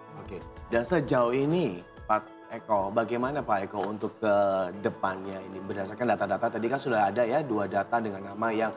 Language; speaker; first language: Indonesian; native; Indonesian